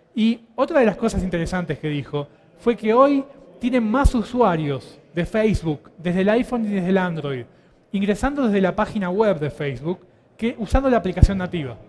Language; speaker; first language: Spanish; native; Spanish